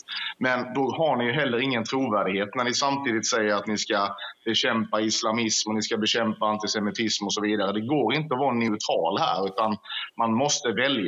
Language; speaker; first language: Swedish; native; Swedish